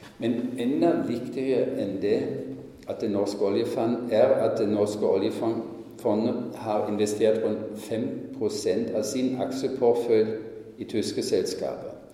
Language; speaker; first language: Norwegian; non-native, fluent; German